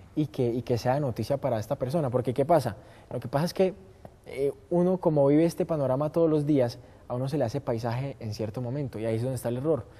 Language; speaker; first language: Spanish; native; Spanish